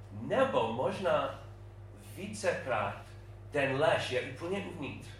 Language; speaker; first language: Czech; non-native, fluent; English